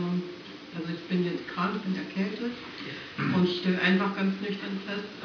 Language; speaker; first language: German; native; German